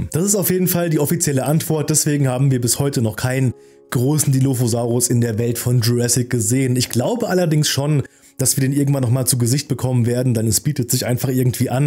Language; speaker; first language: German; native; German